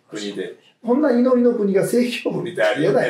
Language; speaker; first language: Japanese; native; Japanese